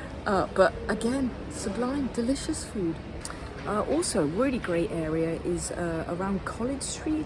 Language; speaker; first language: English; native; English